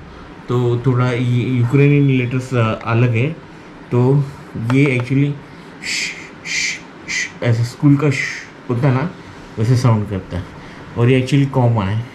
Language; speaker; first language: Hindi; non-native, local second language; Marathi